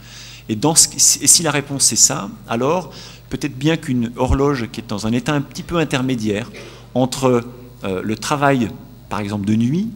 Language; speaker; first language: French; native; French